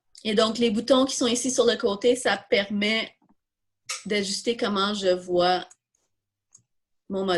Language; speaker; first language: French; native; French